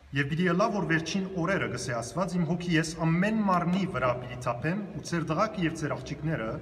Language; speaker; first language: Armenian; early bilingual, heritage; Armenian